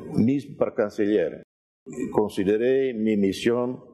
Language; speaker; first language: Spanish; non-native, fluent; Portuguese